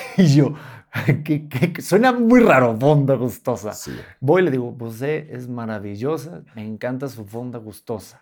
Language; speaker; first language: Spanish; native; Spanish